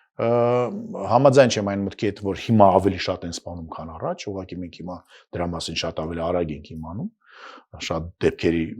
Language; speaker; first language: Armenian; non-native, fluent; Russian